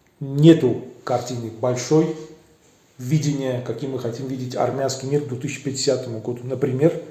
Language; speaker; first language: Russian; early bilingual, other home language; Armenian